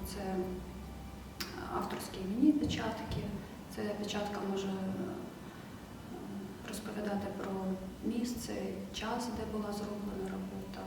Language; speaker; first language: Ukrainian; native; Ukrainian